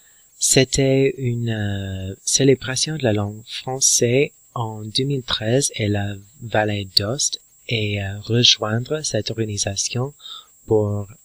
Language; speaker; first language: French; non-native, learner; English